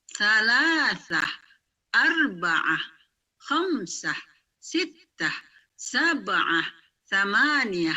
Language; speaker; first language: Arabic; non-native, fluent; Indonesian